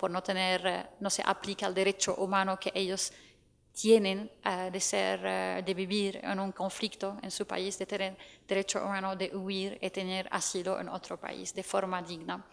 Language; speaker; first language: Spanish; non-native, fluent; Arabic